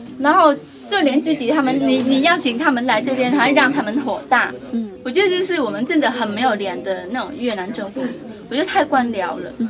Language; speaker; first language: Chinese; non-native, fluent; Vietnamese